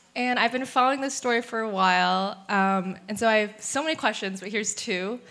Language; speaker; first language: English; early bilingual, other home language; Chinese